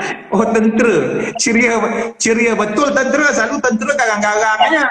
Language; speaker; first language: Malay; native; Malay